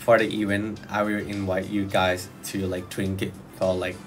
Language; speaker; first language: English; non-native, learner; Thai